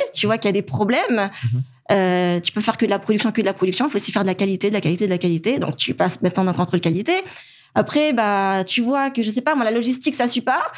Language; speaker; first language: French; non-native, local second language; Malagasy